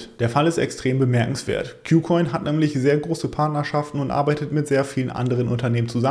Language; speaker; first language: German; native; German